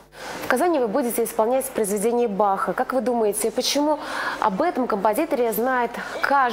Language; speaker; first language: Russian; native; Russian